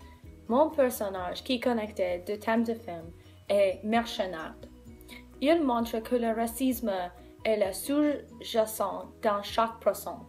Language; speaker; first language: French; non-native, learner; English